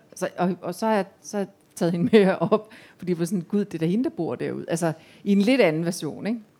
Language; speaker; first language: Danish; native; Danish